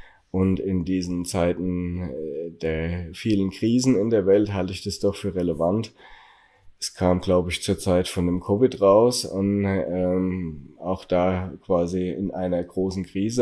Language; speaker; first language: German; native; German